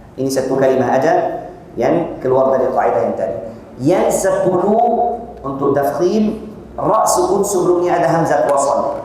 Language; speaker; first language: Malay; non-native, fluent; Arabic